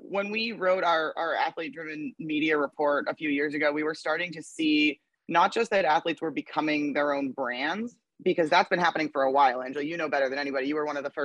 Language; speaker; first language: English; native; English